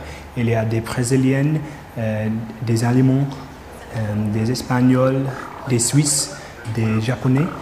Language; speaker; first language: French; non-native, fluent; English